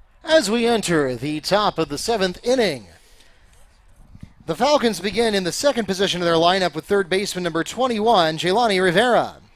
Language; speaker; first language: English; native; English